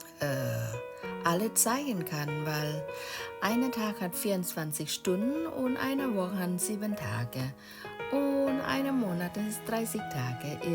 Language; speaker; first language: German; non-native, learner; Thai